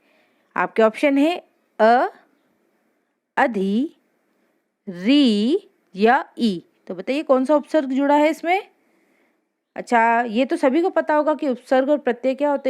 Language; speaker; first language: Hindi; native; Hindi